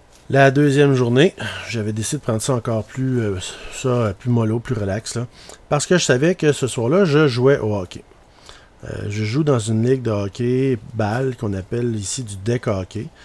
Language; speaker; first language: French; native; French